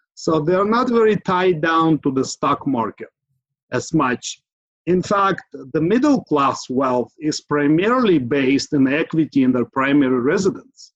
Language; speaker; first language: English; non-native, fluent; Ukrainian